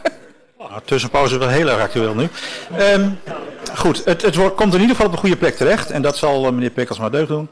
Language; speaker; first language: Dutch; native; Dutch